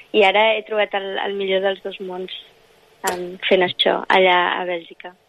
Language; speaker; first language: Catalan; non-native, local second language; English